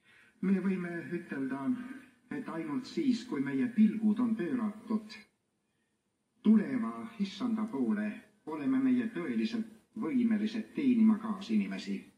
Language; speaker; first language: Estonian; native; Estonian